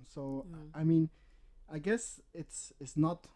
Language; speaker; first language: English; non-native, fluent; Spanish